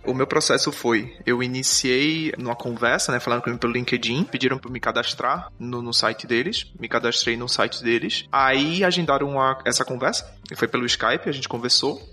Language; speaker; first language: Portuguese; native; Portuguese